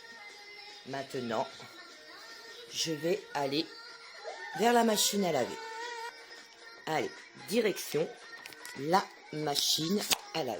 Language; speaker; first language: French; native; French